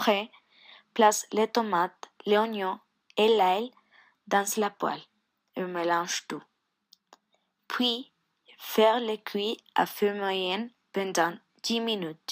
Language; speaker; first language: French; non-native, learner; Spanish